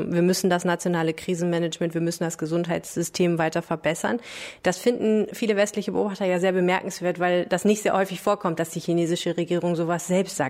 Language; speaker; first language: German; native; German